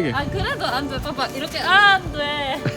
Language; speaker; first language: Korean; non-native, fluent; Polish